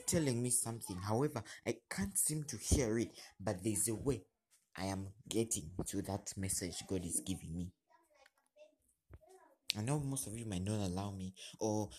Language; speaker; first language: English; non-native, local second language; Ganda